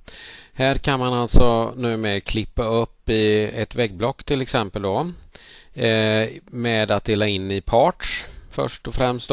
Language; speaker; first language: Swedish; native; Swedish